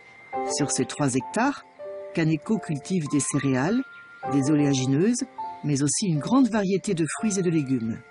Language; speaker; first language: French; native; French